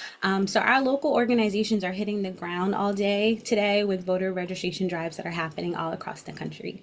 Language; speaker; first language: English; native; English